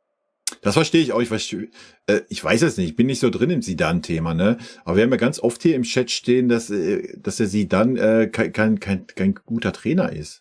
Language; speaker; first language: German; native; German